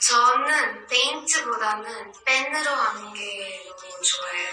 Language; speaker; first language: Korean; non-native, fluent; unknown